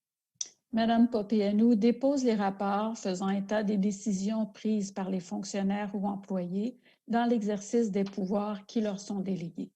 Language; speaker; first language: French; native; French